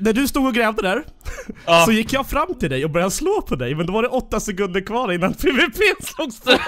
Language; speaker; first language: Swedish; native; Swedish